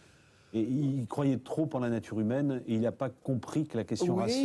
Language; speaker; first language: French; native; French